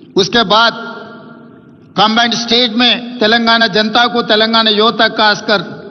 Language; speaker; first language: Hindi; non-native, local second language; Telugu